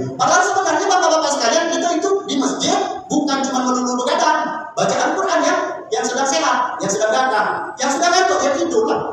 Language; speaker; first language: Indonesian; native; Indonesian